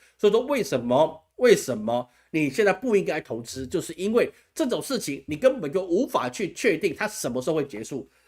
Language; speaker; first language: Chinese; native; Chinese